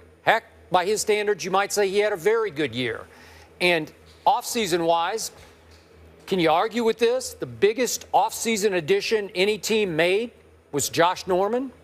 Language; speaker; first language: English; native; English